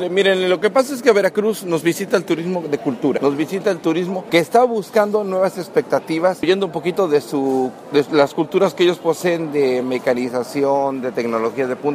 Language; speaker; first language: Spanish; native; Spanish